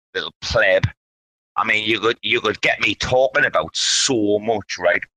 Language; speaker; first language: English; native; English